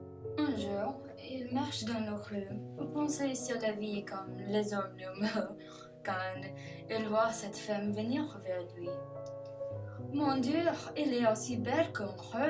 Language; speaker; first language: French; non-native, learner; English